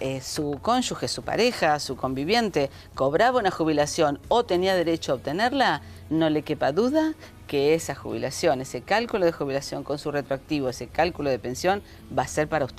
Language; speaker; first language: Spanish; native; Spanish